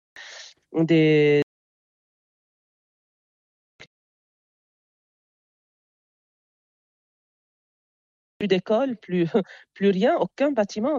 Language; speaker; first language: French; non-native, local second language; Arabic